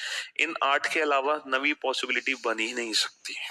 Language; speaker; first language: Hindi; native; Hindi